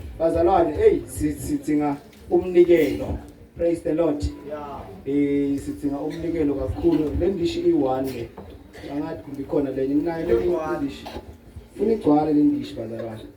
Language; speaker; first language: Zulu; non-native, local second language; Swati